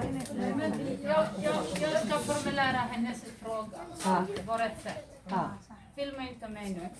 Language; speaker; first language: Swedish; non-native, fluent; Somali